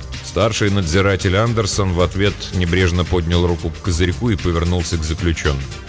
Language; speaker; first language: Russian; native; Russian